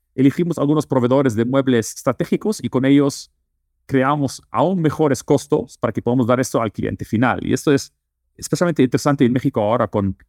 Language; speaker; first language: Spanish; non-native, fluent; Dutch